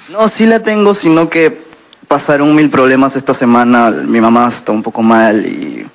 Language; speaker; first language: Spanish; native; Spanish